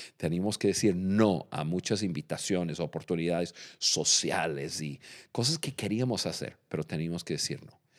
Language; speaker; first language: Spanish; non-native, fluent; English